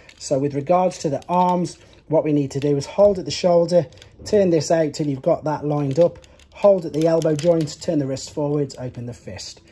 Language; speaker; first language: English; native; English